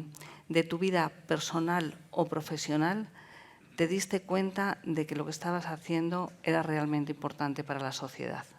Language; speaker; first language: Spanish; native; Spanish